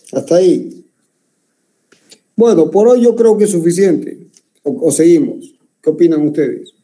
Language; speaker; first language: Spanish; native; Spanish